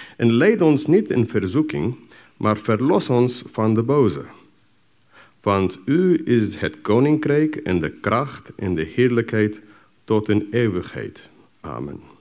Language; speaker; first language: Dutch; non-native, fluent; English